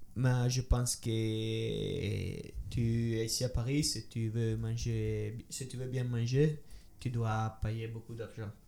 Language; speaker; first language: French; non-native, learner; Italian